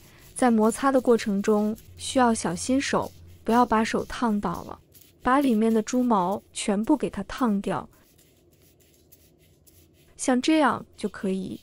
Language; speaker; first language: Chinese; native; Chinese